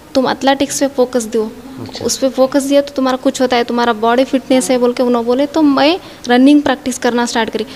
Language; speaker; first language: Hindi; non-native, local second language; Kannada